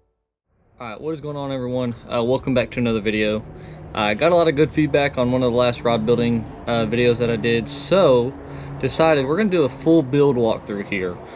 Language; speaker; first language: English; native; English